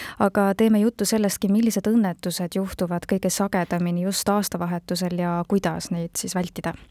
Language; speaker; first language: Estonian; native; Estonian